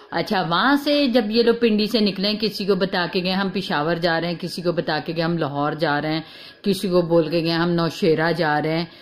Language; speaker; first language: Urdu; native; Urdu